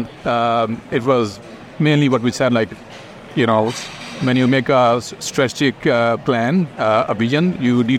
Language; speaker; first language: English; non-native, local second language; Urdu